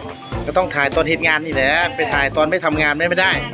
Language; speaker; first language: Thai; non-native, local second language; Lao